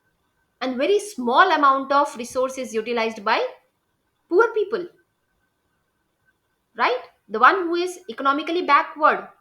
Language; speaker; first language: English; non-native, local second language; Hindi